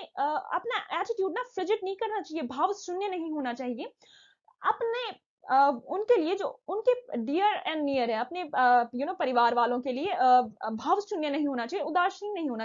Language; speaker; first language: Hindi; native; Hindi